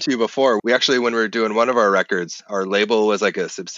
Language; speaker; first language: English; native; English